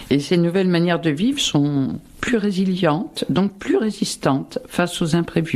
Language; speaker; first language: French; native; French